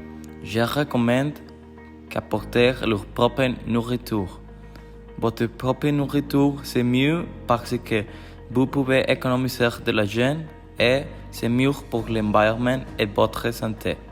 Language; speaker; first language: French; non-native, learner; Spanish